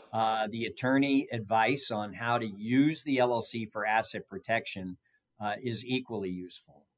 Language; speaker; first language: English; native; English